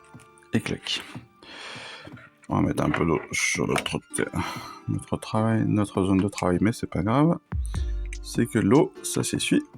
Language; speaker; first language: French; native; French